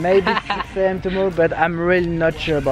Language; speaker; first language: English; non-native, fluent; French